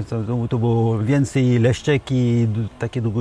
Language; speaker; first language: Polish; early bilingual, heritage; French